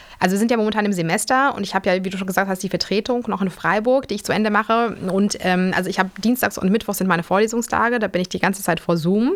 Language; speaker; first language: German; early bilingual, other home language; Polish